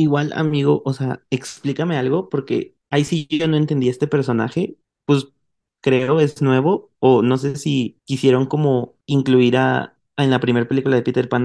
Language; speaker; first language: Spanish; native; Spanish